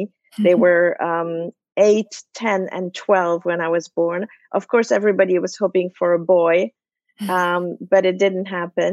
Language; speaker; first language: English; non-native, fluent; French